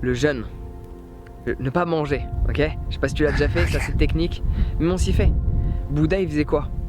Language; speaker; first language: French; native; French